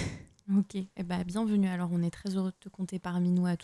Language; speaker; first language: French; native; French